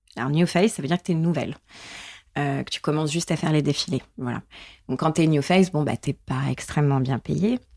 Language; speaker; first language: French; native; French